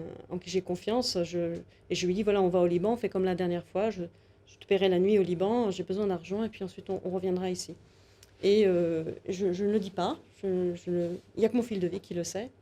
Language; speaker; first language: French; native; French